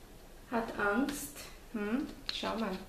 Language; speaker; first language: German; non-native, fluent; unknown